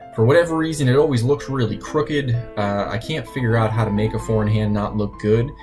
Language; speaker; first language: English; native; English